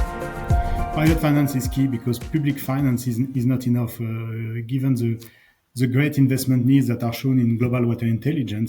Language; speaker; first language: English; non-native, fluent; French